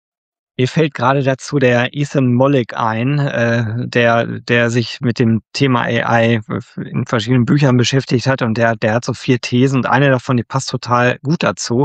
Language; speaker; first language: German; native; German